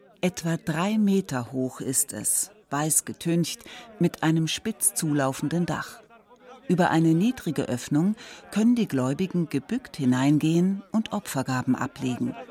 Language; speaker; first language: German; native; German